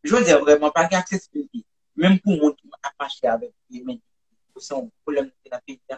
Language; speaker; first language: French; non-native, local second language; Haitian Creole